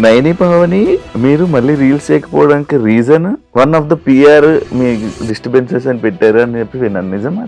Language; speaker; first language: Telugu; native; Telugu